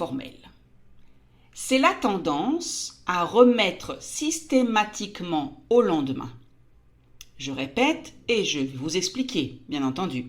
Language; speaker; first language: French; native; French